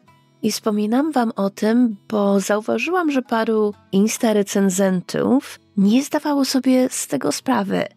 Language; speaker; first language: Polish; native; Polish